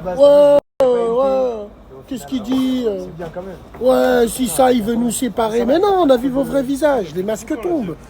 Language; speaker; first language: French; early bilingual, other home language; Arabic